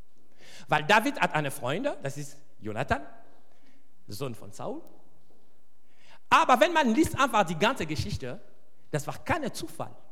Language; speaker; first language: German; non-native, fluent; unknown